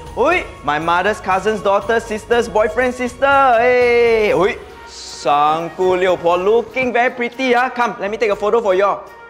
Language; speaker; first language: English; native; English